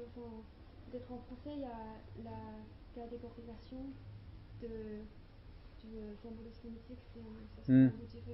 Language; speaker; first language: French; non-native, learner; Chinese